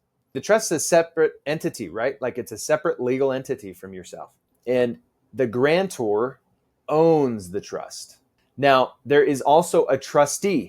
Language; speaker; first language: English; native; English